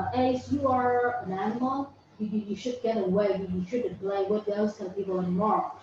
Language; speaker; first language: English; non-native, fluent; Vietnamese